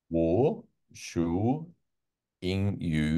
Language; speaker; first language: Chinese; non-native, learner; English